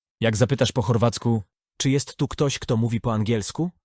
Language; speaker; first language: Polish; native; Polish